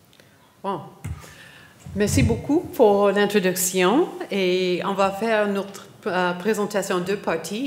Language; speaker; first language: French; non-native, fluent; English